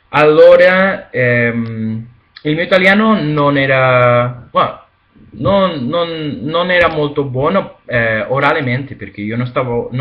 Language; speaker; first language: Italian; non-native, learner; Spanish